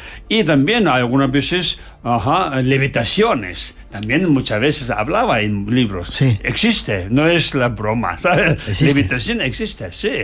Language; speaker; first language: Spanish; non-native, learner; Tibetan